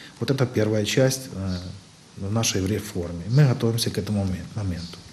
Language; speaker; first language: Russian; native; Russian